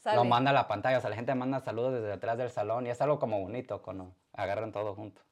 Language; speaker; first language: Spanish; early bilingual, heritage; Spanish